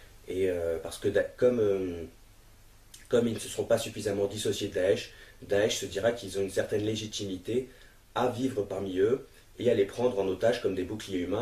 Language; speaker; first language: French; native; French